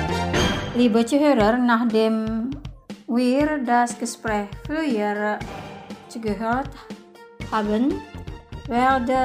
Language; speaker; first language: German; non-native, fluent; Indonesian